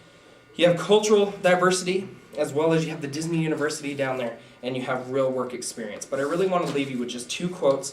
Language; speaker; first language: English; native; English